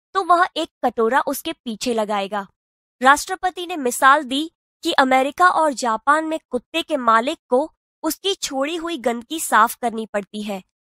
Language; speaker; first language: Hindi; non-native, local second language; Gujarati